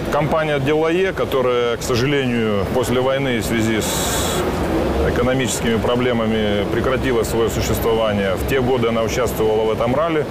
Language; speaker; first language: Russian; native; Russian